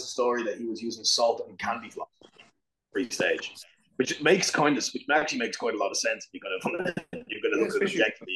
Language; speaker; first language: English; native; English